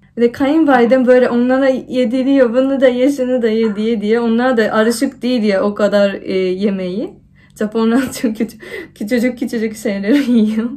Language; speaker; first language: Turkish; non-native, fluent; Japanese